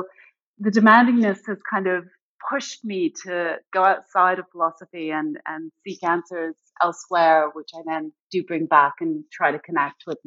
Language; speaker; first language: English; native; English